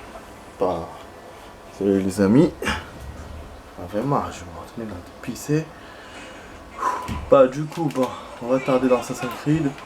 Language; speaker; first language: French; native; French